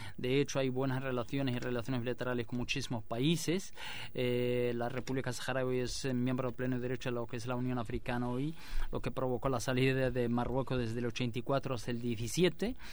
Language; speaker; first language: Spanish; non-native, local second language; Arabic